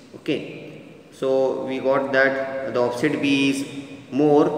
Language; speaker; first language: English; non-native, local second language; Kannada